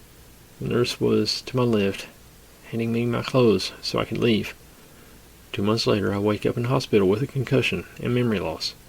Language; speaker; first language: English; native; English